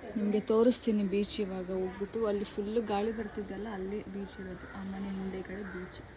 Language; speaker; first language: Kannada; non-native, local second language; Konkani